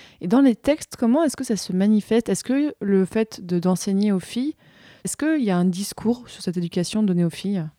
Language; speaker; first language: French; native; French